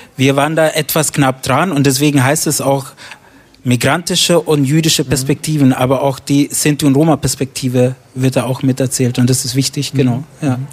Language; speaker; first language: German; early bilingual, other home language; Romany